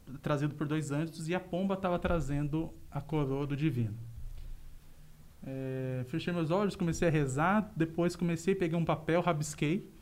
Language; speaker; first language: Portuguese; native; Portuguese